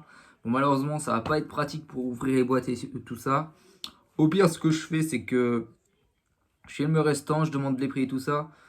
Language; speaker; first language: French; native; French